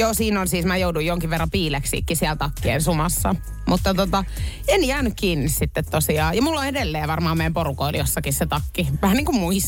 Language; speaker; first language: Finnish; native; Finnish